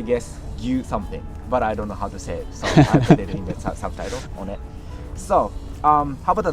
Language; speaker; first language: English; non-native, learner; Japanese